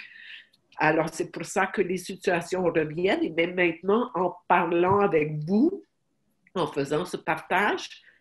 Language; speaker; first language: French; non-native, fluent; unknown